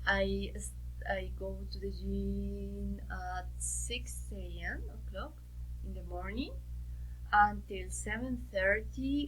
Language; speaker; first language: English; non-native, learner; Spanish